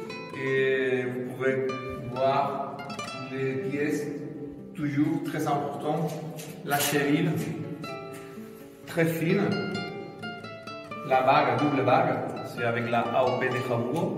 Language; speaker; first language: French; non-native, fluent; Spanish